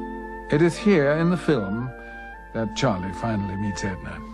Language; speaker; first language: English; native; English